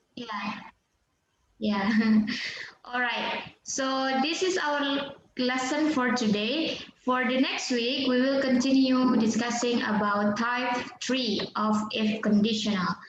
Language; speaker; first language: English; non-native, fluent; Indonesian